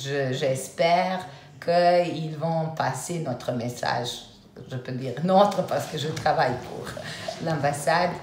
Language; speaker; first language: French; non-native, fluent; Serbian